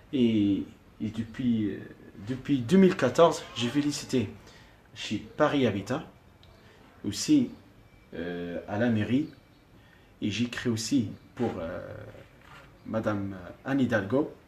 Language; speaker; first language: French; non-native, learner; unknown